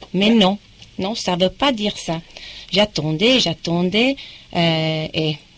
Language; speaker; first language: French; non-native, fluent; English